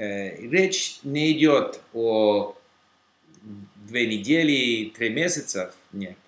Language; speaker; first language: Russian; non-native, learner; English